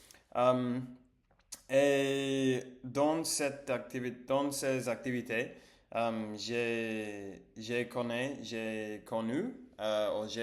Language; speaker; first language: French; non-native, learner; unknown